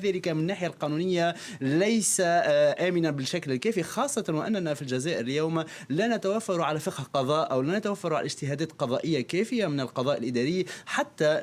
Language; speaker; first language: Arabic; native; Arabic